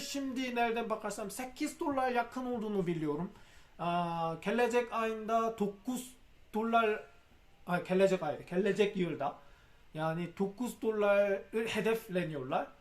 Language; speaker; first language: Turkish; non-native, fluent; Korean